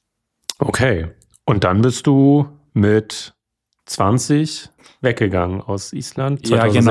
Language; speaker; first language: German; native; German